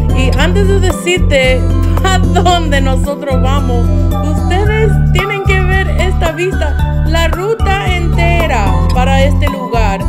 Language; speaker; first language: Spanish; non-native, fluent; English